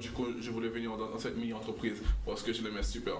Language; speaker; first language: French; non-native, local second language; English